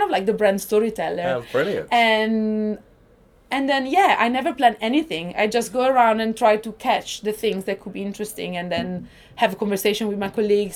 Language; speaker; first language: English; non-native, fluent; Italian